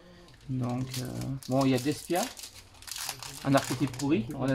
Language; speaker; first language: French; native; French